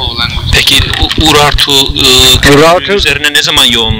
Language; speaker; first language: Turkish; native; Turkish